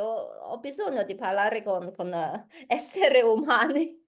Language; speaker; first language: Italian; non-native, learner; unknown